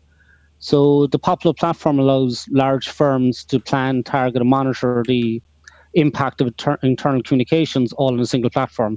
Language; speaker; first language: English; native; English